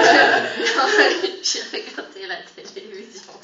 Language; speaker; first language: French; non-native, learner; English